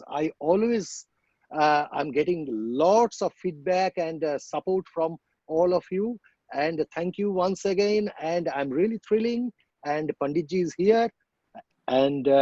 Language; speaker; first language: English; non-native, local second language; Bangla